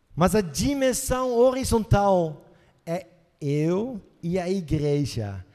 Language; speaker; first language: Portuguese; non-native, fluent; Dutch